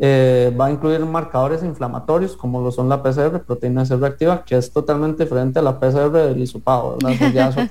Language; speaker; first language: Spanish; native; Spanish